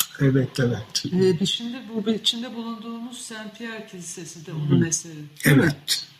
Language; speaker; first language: Turkish; non-native, fluent; Italian